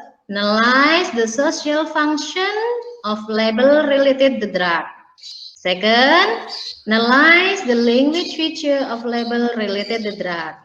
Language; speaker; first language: English; non-native, learner; Indonesian